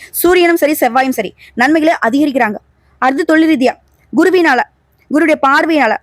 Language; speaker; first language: Tamil; native; Tamil